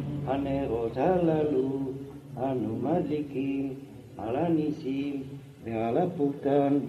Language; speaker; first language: Hebrew; non-native, fluent; French